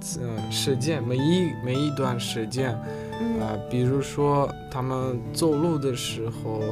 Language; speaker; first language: Chinese; non-native, learner; Uzbek